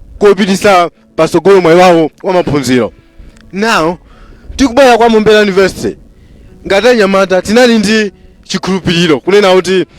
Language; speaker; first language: Nyanja; non-native, local second language; Tumbuka